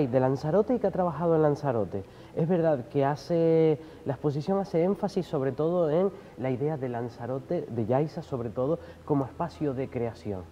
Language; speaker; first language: Spanish; native; Spanish